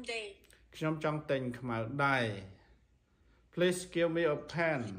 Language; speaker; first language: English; non-native, learner; Khmer